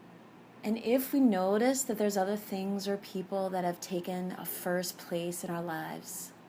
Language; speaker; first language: English; native; English